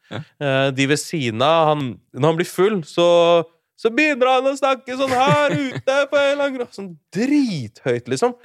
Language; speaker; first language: Norwegian; native; Norwegian